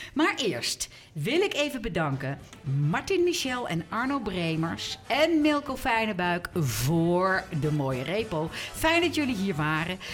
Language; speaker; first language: Dutch; native; Dutch